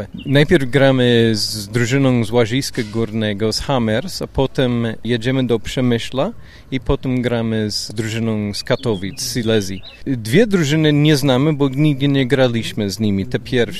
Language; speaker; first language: Polish; non-native, fluent; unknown